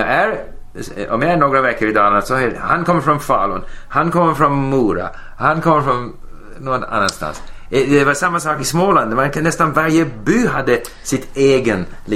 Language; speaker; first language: Swedish; non-native, fluent; English